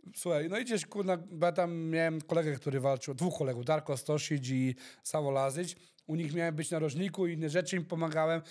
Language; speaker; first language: Polish; early bilingual, heritage; Polish